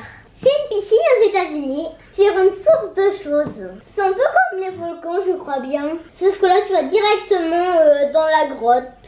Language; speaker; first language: French; native; French